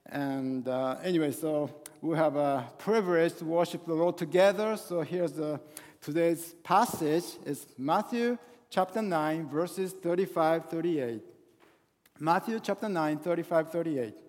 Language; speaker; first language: English; non-native, fluent; Japanese